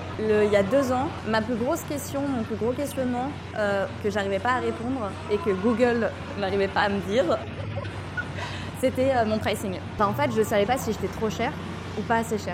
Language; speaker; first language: French; native; French